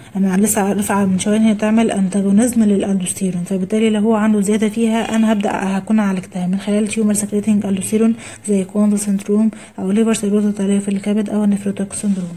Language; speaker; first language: Arabic; native; Arabic